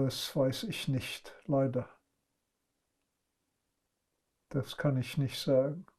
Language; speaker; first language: German; non-native, local second language; Luxembourgish